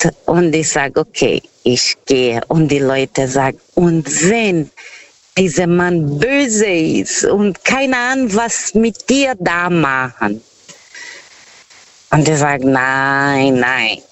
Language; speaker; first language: German; non-native, learner; Portuguese